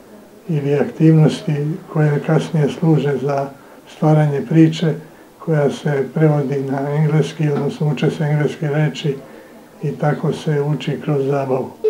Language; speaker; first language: Croatian; native; Croatian